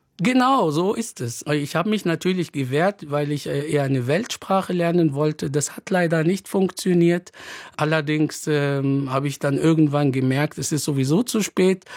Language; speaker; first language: German; non-native, fluent; Arabic